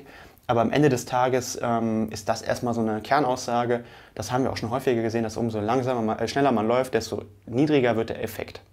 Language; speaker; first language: German; native; German